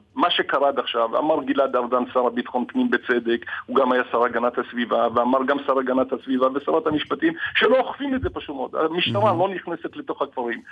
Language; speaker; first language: Hebrew; early bilingual, other home language; Arabic